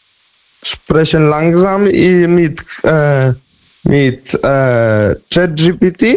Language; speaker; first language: German; non-native, learner; Polish